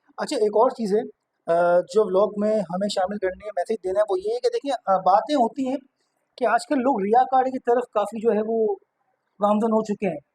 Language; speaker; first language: Urdu; non-native, local second language; Memoni